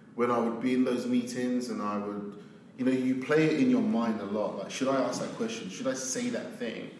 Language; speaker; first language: English; native; English